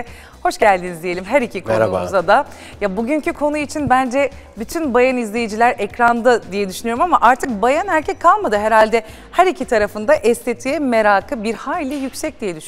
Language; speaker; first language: Turkish; native; Turkish